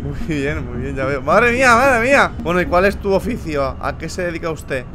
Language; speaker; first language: Spanish; native; Spanish